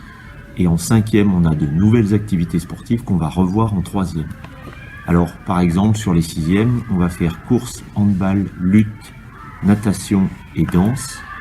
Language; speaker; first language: French; native; French